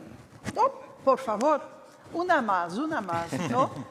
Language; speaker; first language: Spanish; non-native, fluent; Portuguese